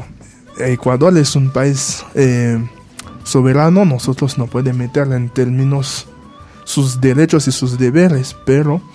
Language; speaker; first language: Spanish; non-native, fluent; Haitian Creole